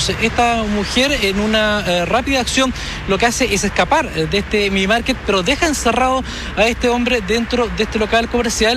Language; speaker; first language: Spanish; native; Spanish